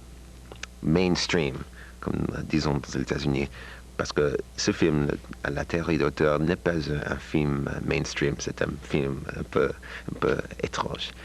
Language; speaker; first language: French; non-native, learner; English